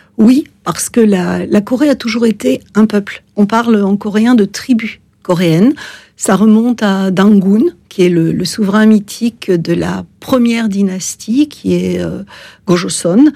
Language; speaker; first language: French; native; French